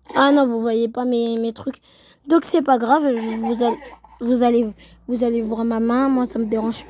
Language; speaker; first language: French; native; French